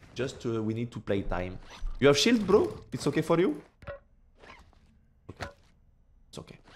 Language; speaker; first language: English; non-native, learner; French